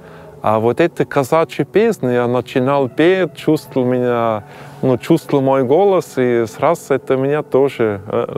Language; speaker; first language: Russian; non-native, learner; German